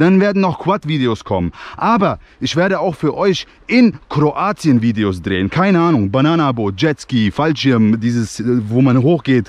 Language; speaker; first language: German; early bilingual, other home language; Bosnian